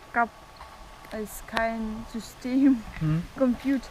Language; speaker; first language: German; non-native, fluent; Russian